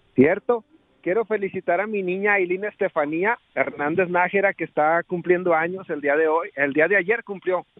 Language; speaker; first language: Spanish; native; Spanish